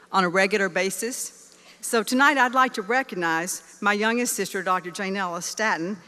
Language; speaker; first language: English; native; English